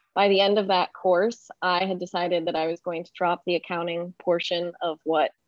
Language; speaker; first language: English; native; English